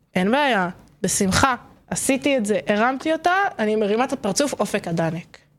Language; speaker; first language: Hebrew; native; Hebrew